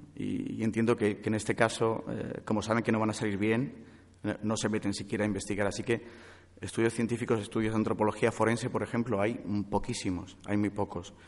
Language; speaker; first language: Spanish; native; Spanish